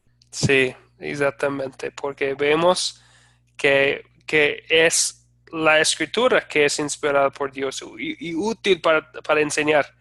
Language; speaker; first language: Spanish; non-native, fluent; English